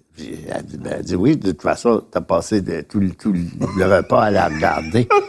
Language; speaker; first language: French; native; French